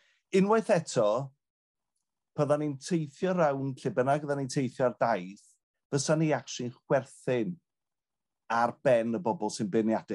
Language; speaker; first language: Welsh; native; Welsh